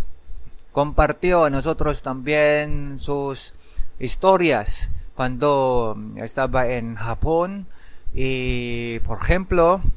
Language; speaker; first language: Spanish; non-native, learner; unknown